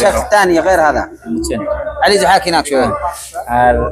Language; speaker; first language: Arabic; non-native, learner; Bangla